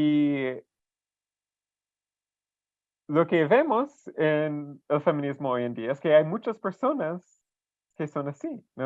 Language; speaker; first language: Spanish; non-native, fluent; English